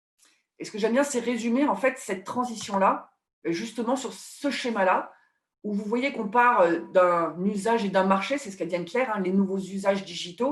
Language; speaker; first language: French; native; French